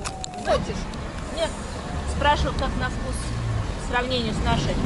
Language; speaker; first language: Russian; non-native, local second language; Kazakh